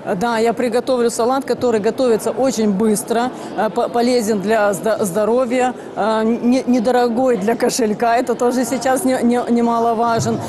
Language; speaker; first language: Russian; non-native, learner; Serbian